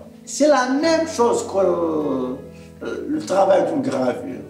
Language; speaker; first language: French; non-native, local second language; Arabic